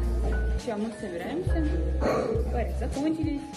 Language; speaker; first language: Turkish; non-native, learner; Russian